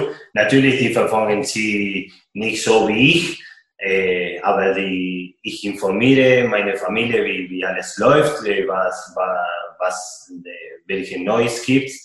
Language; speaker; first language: German; non-native, fluent; Spanish